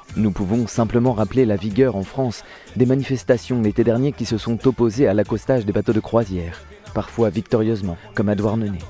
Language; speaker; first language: French; native; French